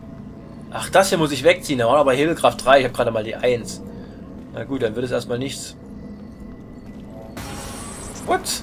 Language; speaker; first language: German; native; German